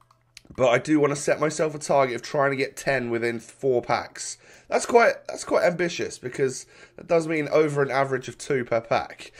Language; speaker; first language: English; native; English